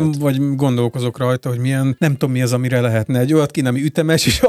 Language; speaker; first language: Hungarian; native; Hungarian